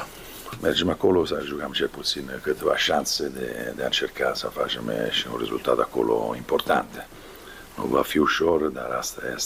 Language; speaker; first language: Romanian; non-native, fluent; Italian